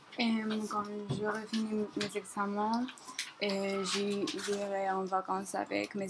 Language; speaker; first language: French; non-native, learner; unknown